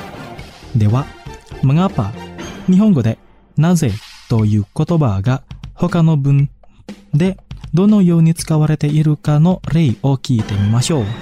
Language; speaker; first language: Japanese; non-native, fluent; Indonesian